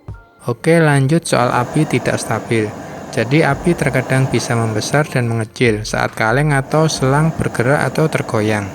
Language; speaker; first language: Indonesian; native; Indonesian